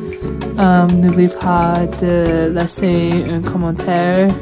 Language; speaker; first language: French; non-native, local second language; English